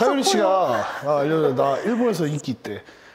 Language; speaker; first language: Korean; native; Korean